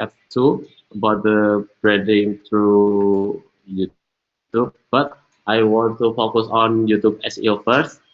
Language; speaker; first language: English; non-native, learner; Indonesian